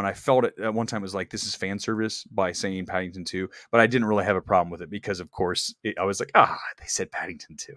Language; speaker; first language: English; native; English